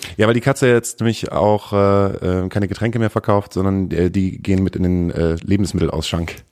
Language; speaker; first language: German; native; German